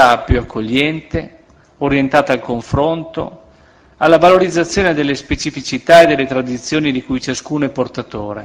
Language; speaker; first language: Italian; native; Italian